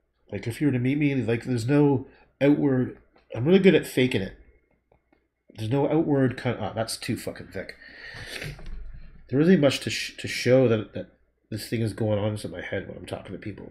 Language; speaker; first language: English; native; English